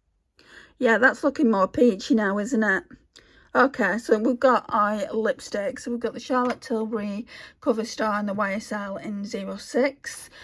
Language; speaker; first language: English; native; English